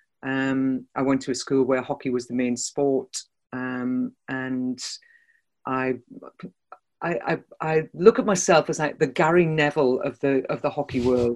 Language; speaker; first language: English; native; English